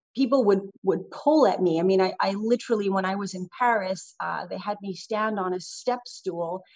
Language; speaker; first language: English; native; English